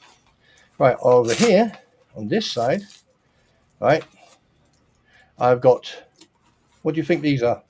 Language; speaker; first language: English; native; English